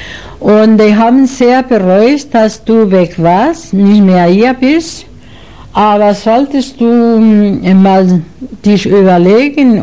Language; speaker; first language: German; non-native, learner; Spanish